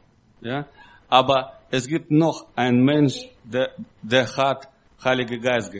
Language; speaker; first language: German; non-native, learner; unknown